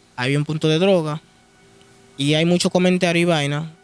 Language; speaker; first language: Spanish; native; Spanish